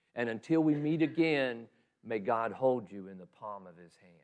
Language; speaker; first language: English; native; English